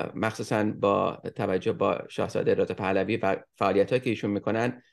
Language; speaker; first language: Persian; early bilingual, heritage; Persian